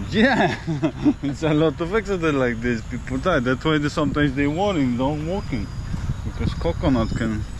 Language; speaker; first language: English; non-native, learner; Polish